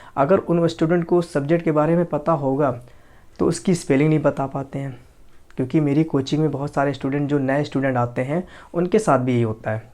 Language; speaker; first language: Hindi; native; Hindi